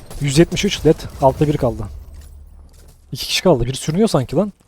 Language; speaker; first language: Turkish; native; Turkish